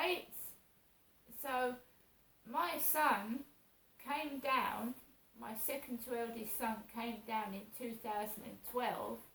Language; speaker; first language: English; native; English